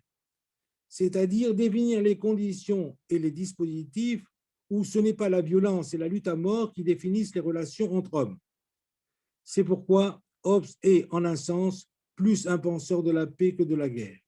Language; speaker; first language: French; native; French